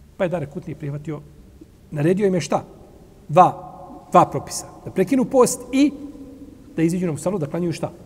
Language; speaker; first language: Bosnian; native; Bosnian